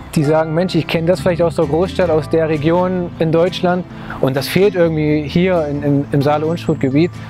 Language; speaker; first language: German; native; German